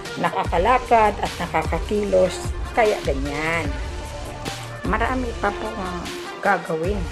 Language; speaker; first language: Filipino; non-native, local second language; Bikol